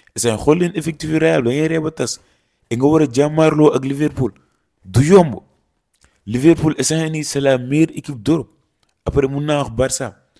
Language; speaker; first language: French; non-native, local second language; Wolof